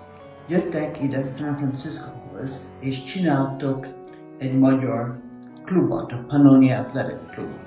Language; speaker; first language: Hungarian; early bilingual, heritage; Hungarian